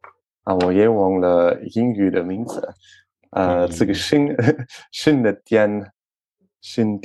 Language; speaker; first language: Chinese; non-native, learner; French